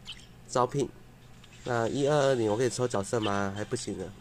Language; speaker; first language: Chinese; native; Chinese